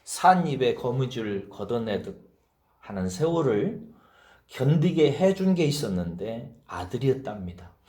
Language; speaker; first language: Korean; native; Korean